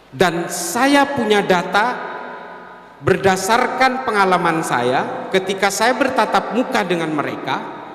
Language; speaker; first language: Indonesian; non-native, local second language; Madurese